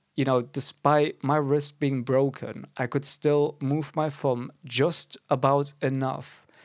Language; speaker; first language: English; non-native, fluent; German